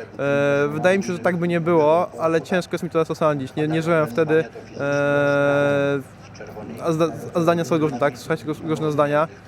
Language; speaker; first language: Polish; native; Polish